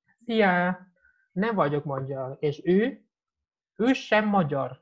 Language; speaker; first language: Hungarian; non-native, fluent; Indonesian